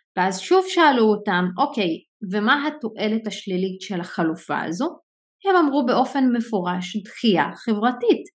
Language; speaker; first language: Hebrew; non-native, local second language; Arabic